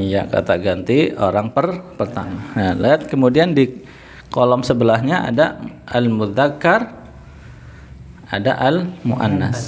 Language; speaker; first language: Indonesian; native; Indonesian